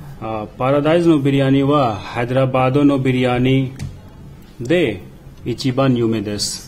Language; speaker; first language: Japanese; non-native, learner; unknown